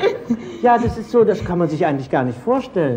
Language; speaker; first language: German; native; German